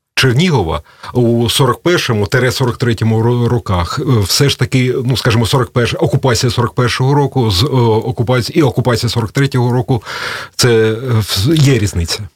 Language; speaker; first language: Ukrainian; native; Ukrainian